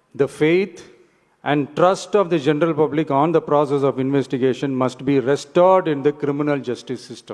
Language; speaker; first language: English; non-native, local second language; Tamil